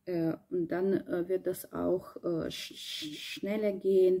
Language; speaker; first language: German; non-native, learner; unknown